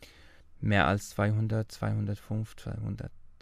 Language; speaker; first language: German; non-native, learner; Arabic